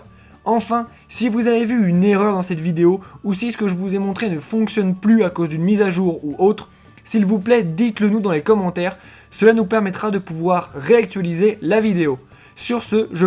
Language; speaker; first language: French; native; French